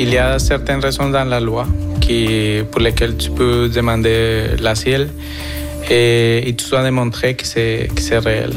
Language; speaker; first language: French; non-native, fluent; Spanish